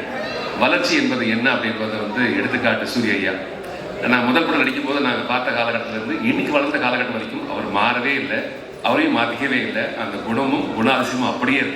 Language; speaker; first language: Tamil; native; Tamil